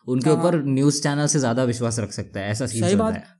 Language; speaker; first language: Hindi; non-native, local second language; Marathi